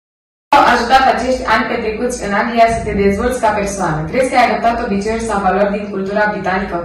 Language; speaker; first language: Romanian; native; Romanian